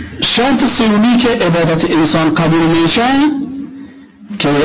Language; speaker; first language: Persian; native; Persian